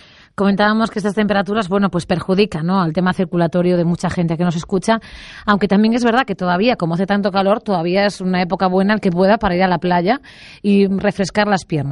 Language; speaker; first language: Spanish; native; Spanish